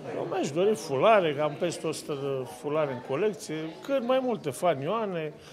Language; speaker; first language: Romanian; native; Romanian